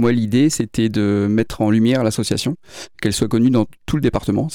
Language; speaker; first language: French; native; French